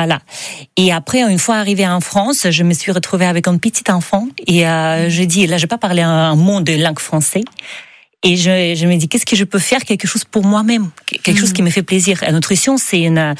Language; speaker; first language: French; non-native, learner; Russian